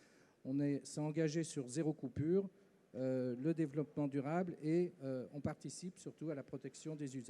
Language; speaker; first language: French; native; French